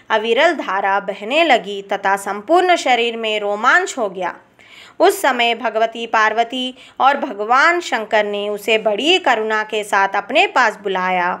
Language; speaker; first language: Hindi; non-native, local second language; Telugu